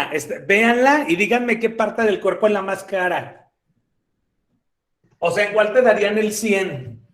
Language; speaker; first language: Spanish; native; Spanish